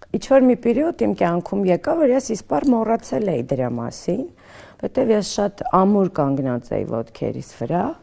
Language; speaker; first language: Armenian; early bilingual, other home language; Russian